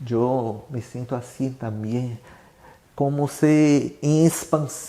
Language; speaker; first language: Spanish; non-native, learner; Portuguese